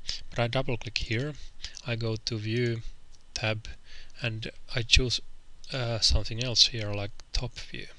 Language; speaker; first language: English; non-native, fluent; Finnish